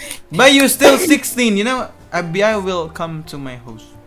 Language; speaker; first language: English; non-native, learner; Indonesian